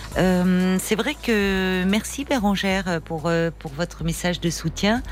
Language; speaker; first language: French; native; French